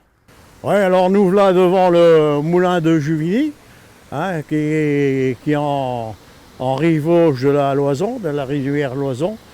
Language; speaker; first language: French; native; French